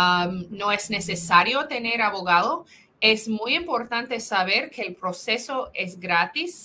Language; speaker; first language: Spanish; non-native, fluent; English